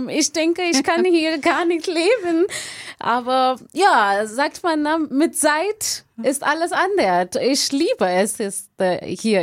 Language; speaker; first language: German; non-native, fluent; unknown